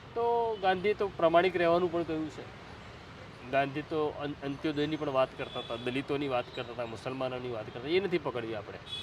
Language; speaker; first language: Gujarati; non-native, local second language; Marathi